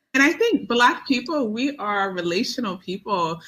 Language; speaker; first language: English; non-native, fluent; Chinese